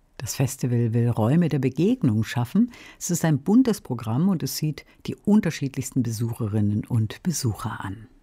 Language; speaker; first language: German; native; German